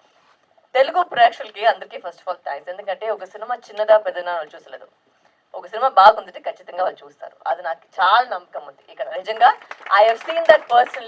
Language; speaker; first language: Telugu; non-native, local second language; Tamil